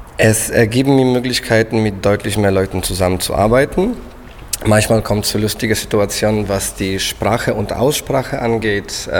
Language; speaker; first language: German; non-native, fluent; Polish